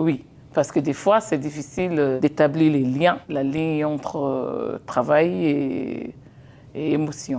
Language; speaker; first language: French; non-native, fluent; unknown